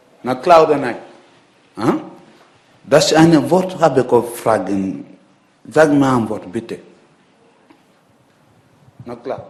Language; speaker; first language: German; non-native, learner; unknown